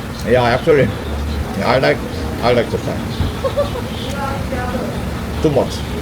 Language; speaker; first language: English; non-native, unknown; Korean